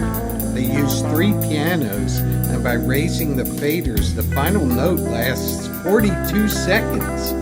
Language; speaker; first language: English; native; English